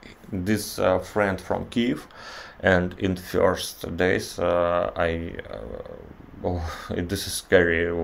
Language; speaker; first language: English; non-native, learner; Russian